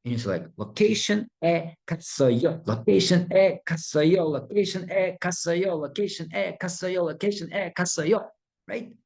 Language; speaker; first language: Korean; non-native, fluent; Russian